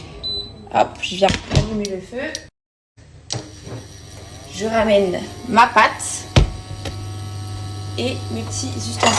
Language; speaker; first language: French; native; French